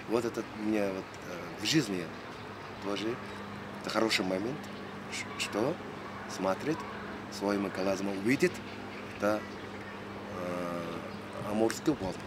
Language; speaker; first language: Russian; non-native, learner; Mongolian